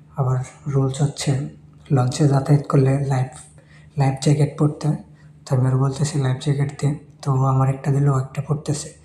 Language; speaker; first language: Bangla; native; Bangla